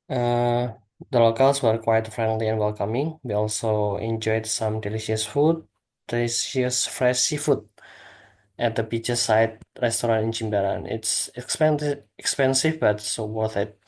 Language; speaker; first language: English; non-native, learner; Indonesian